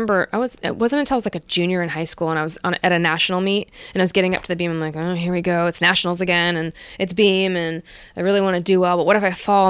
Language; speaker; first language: English; native; English